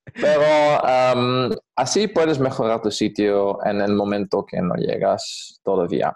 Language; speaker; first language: Spanish; non-native, fluent; Dutch